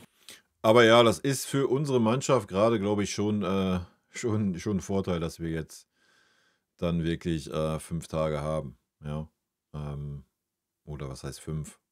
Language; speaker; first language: German; native; German